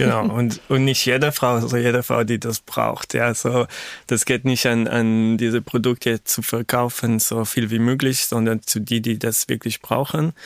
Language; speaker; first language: German; non-native, fluent; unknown